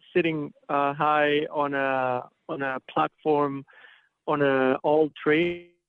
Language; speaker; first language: English; non-native, fluent; Catalan